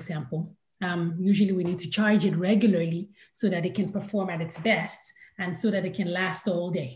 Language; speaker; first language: English; non-native, local second language; Yoruba